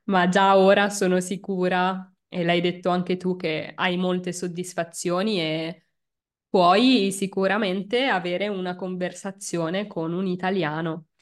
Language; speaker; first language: Italian; native; Italian